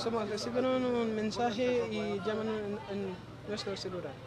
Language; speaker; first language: Spanish; non-native, learner; Haitian Creole